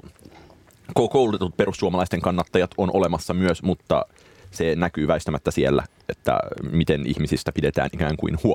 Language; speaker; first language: Finnish; native; Finnish